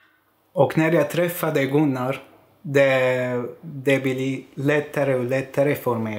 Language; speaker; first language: Swedish; non-native, fluent; Arabic